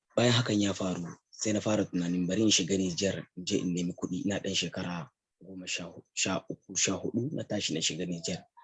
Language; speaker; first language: Hausa; native; Hausa